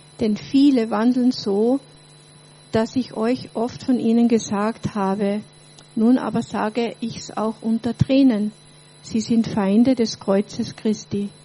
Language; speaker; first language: German; native; German